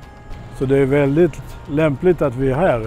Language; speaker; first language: Swedish; non-native, fluent; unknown